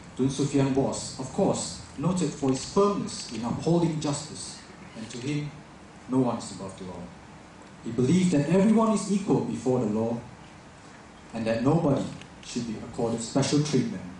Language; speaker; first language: English; non-native, local second language; Malay